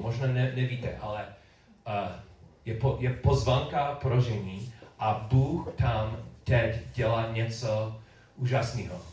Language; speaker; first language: Czech; non-native, learner; English